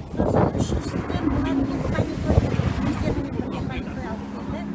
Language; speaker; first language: Kazakh; native; Kazakh